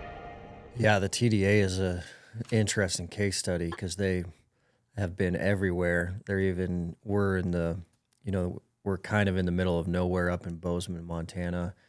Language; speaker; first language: English; native; English